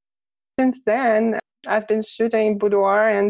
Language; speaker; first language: English; non-native, fluent; Russian